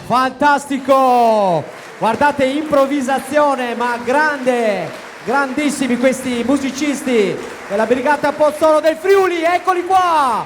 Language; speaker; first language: Italian; native; Italian